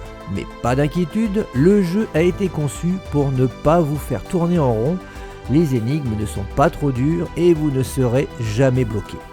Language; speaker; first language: French; native; French